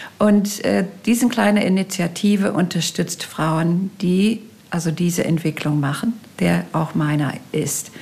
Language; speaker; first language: German; non-native, fluent; English